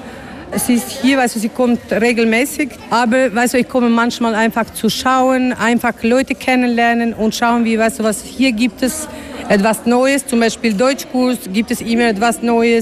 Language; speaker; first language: German; non-native, learner; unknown